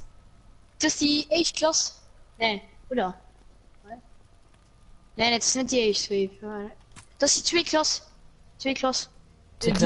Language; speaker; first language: German; non-native, local second language; Luxembourgish